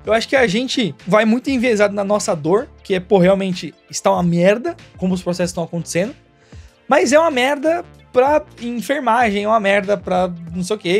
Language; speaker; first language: Portuguese; native; Portuguese